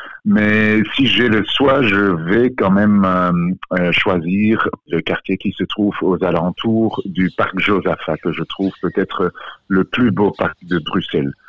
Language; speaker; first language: French; non-native, local second language; Dutch